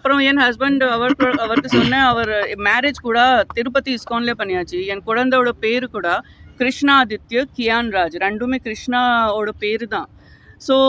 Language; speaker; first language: Tamil; non-native, learner; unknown